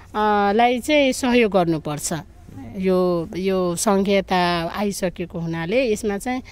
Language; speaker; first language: Nepali; non-native, local second language; Maithili